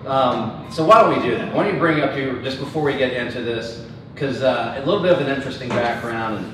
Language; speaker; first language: English; native; English